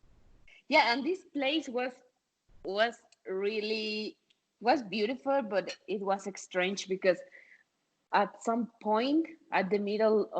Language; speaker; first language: English; non-native, fluent; Spanish